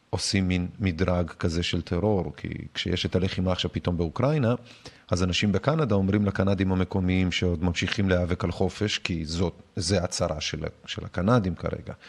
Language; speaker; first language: Hebrew; early bilingual, other home language; Russian